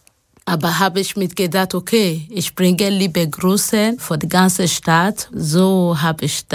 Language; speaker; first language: German; non-native, learner; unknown